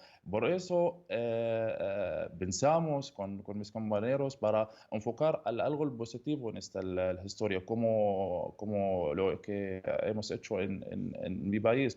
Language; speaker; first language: Spanish; non-native, learner; Arabic